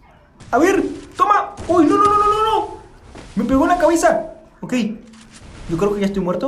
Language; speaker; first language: Spanish; native; Spanish